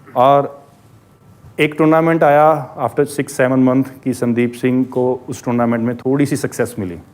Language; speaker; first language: Hindi; non-native, local second language; Punjabi